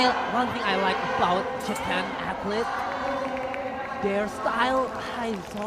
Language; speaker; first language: English; non-native, fluent; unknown